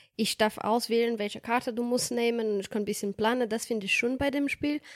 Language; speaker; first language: German; non-native, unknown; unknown